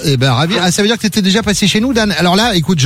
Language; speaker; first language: French; native; French